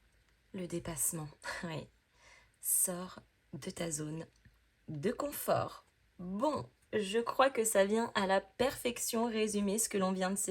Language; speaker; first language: French; native; French